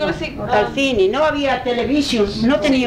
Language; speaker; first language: Spanish; early bilingual, heritage; Spanish